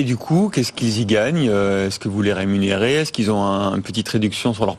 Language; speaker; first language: French; native; French